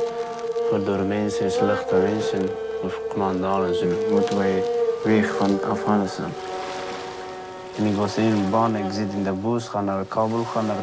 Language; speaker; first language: Dutch; non-native, learner; Persian